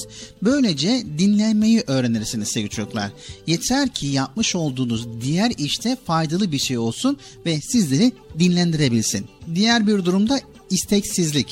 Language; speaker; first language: Turkish; native; Turkish